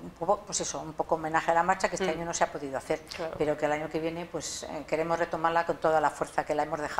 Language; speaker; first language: Spanish; native; Spanish